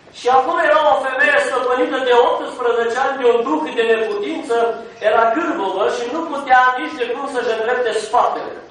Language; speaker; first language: Romanian; non-native, fluent; German